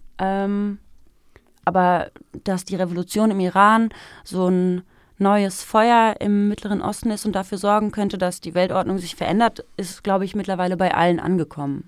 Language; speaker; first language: German; early bilingual, other home language; Persian